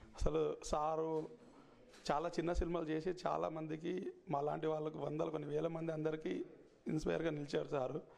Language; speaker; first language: Telugu; native; Telugu